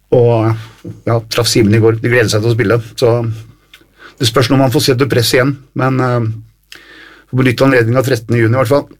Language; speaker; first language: Norwegian; native; Norwegian